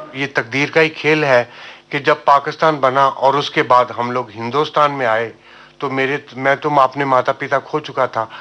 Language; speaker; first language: Urdu; non-native, local second language; Punjabi